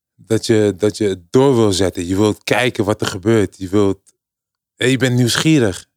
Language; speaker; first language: Dutch; native; Dutch